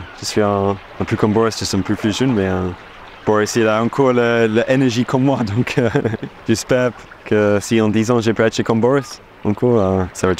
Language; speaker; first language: French; non-native, fluent; English